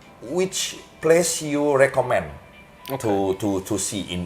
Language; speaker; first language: English; non-native, learner; Indonesian